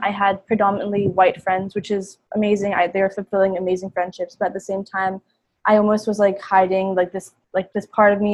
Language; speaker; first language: English; native; English